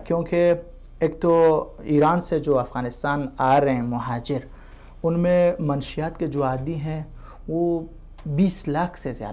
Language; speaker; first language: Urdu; non-native, fluent; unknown